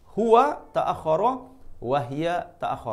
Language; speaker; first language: Arabic; non-native, fluent; Malay